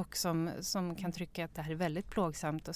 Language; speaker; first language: Swedish; native; Swedish